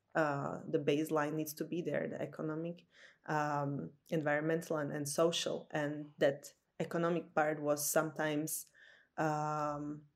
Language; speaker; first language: English; non-native, fluent; Slovak